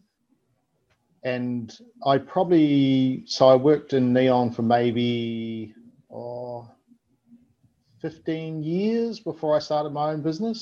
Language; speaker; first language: English; native; English